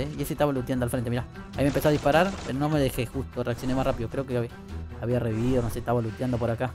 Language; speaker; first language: Spanish; native; Spanish